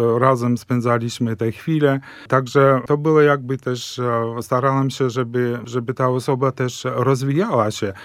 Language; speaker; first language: Polish; early bilingual, heritage; Polish